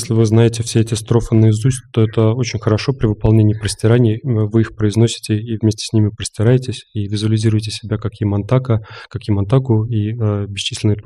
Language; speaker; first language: Russian; native; Russian